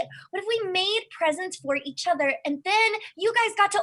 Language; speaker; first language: English; native; English